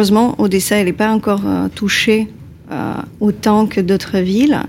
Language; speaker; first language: French; non-native, fluent; Ukrainian